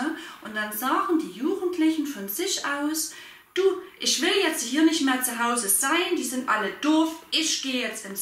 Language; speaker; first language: German; native; German